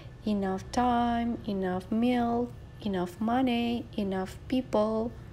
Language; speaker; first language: English; non-native, fluent; Indonesian